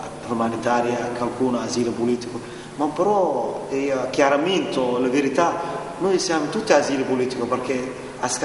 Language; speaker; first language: Italian; non-native, learner; Somali